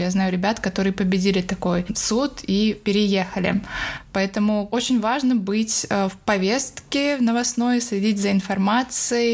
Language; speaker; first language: Russian; native; Russian